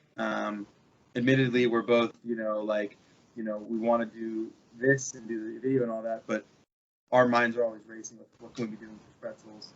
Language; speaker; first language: English; native; English